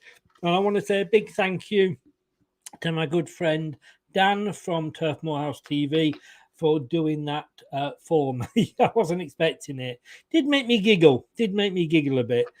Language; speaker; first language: English; native; English